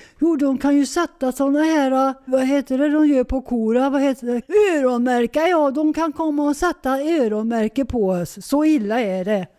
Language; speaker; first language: Swedish; native; Swedish